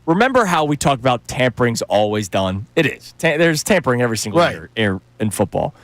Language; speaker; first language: English; native; English